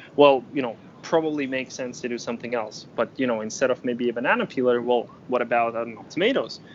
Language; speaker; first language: English; non-native, fluent; Ukrainian